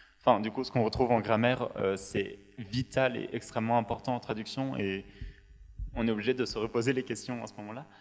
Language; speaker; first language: French; native; French